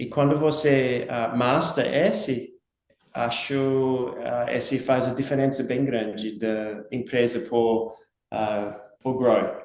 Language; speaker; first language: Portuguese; non-native, learner; English